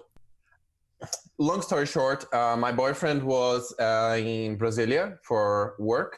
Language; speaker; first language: English; non-native, fluent; Portuguese